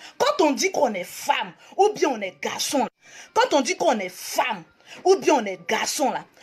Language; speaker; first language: French; native; French